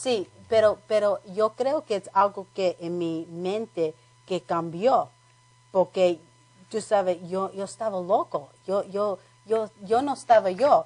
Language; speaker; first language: Spanish; non-native, learner; English